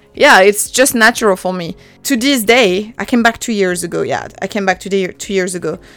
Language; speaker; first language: English; non-native, fluent; French